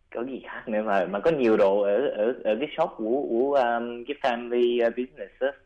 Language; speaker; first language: Vietnamese; early bilingual, heritage; Vietnamese